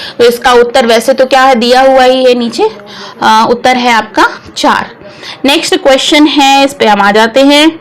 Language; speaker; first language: Hindi; native; Hindi